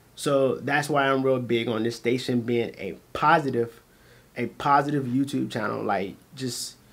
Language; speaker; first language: English; native; English